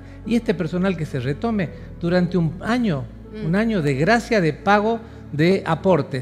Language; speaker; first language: Spanish; native; Spanish